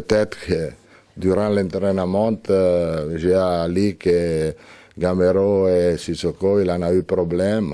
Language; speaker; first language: French; non-native, learner; Italian